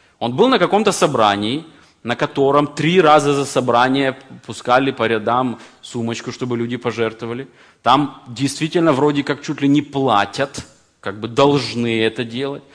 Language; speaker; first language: Russian; native; Russian